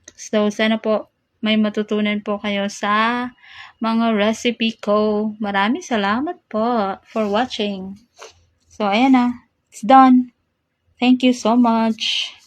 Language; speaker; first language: Filipino; non-native, local second language; Cebuano